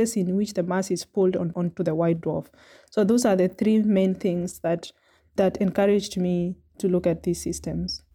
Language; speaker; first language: English; non-native, local second language; Kamba